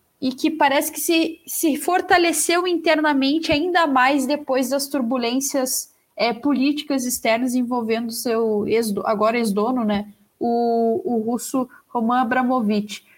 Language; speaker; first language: Portuguese; native; Portuguese